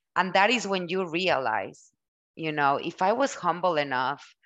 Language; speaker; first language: English; non-native, fluent; Spanish